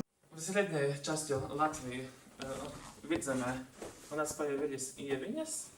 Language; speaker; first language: Russian; non-native, local second language; Latvian